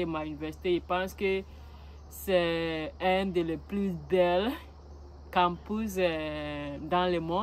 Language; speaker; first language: French; non-native, learner; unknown